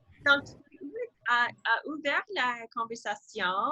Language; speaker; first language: French; non-native, learner; English